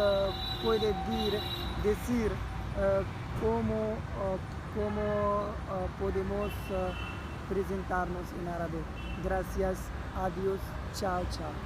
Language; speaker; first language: Spanish; non-native, learner; Urdu